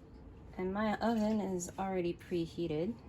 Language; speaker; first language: English; native; English